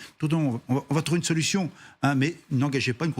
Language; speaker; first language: French; native; French